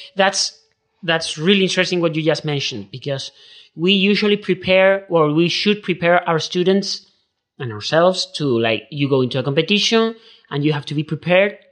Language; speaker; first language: English; non-native, fluent; Spanish